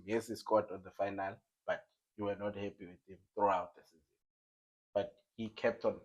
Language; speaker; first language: English; non-native, local second language; Zulu